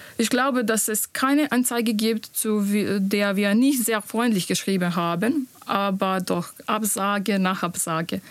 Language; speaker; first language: German; non-native, learner; Bosnian